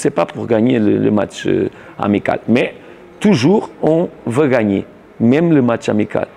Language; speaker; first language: French; non-native, learner; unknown